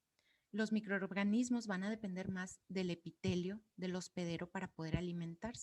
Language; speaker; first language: Spanish; native; Spanish